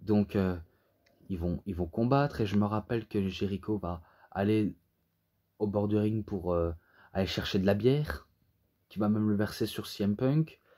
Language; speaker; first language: French; native; French